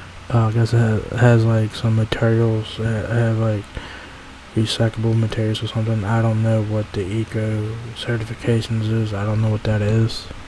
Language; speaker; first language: English; native; English